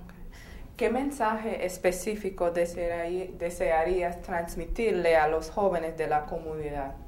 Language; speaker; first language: Spanish; non-native, fluent; English